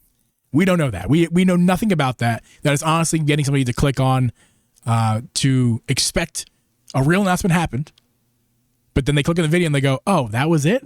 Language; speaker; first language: English; native; English